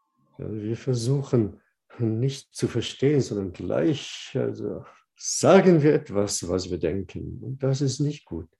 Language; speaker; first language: German; non-native, fluent; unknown